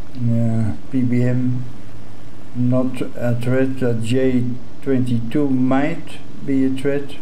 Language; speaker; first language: English; non-native, fluent; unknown